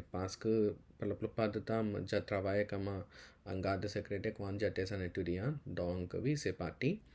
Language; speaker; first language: French; non-native, learner; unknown